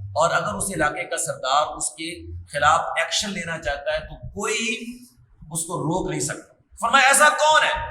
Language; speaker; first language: Urdu; non-native, local second language; Punjabi